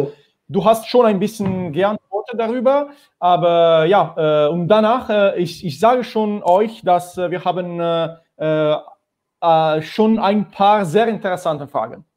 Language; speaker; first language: German; non-native, learner; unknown